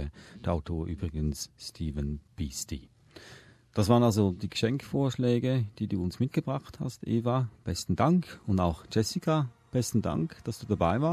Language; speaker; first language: German; native; German